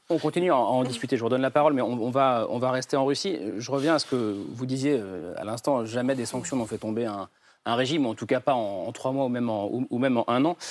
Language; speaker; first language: French; native; French